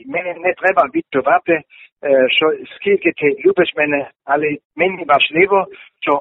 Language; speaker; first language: Ukrainian; non-native, learner; German